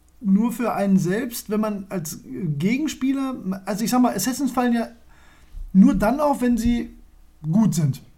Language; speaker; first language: German; native; German